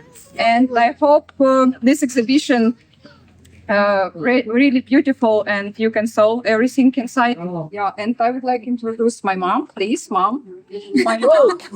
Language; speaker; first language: English; non-native, learner; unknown